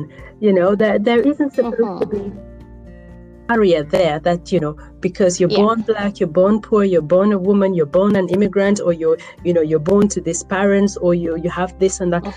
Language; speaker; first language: English; non-native, local second language; Acoli